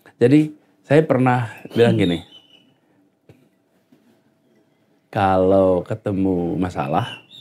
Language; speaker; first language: Indonesian; native; Indonesian